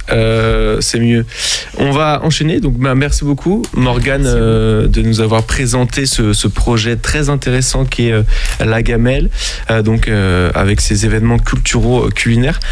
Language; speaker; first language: French; native; French